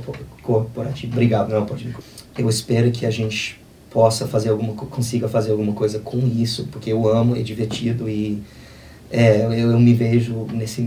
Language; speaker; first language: Portuguese; non-native, fluent; English